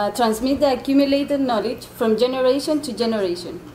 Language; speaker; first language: English; non-native, fluent; Spanish